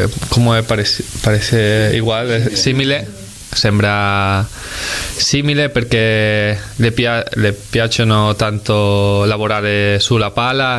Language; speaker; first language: Italian; non-native, learner; Spanish